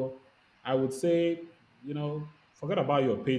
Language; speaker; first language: English; non-native, local second language; Igbo